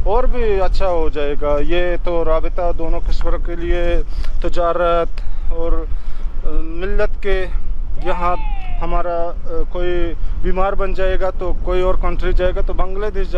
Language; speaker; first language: Hindi; non-native, learner; Pashto